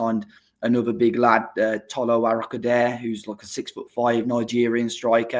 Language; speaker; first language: English; native; English